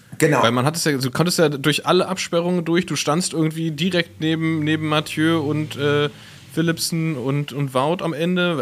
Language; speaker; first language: German; native; German